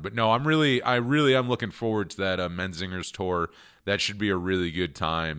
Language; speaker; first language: English; native; English